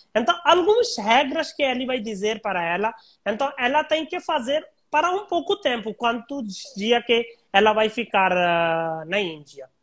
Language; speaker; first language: Portuguese; non-native, learner; Hindi